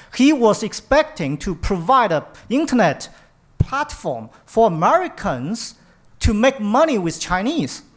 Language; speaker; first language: English; non-native, fluent; Chinese